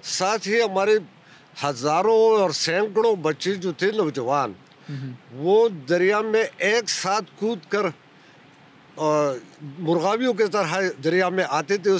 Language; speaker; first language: Urdu; non-native, local second language; Pashto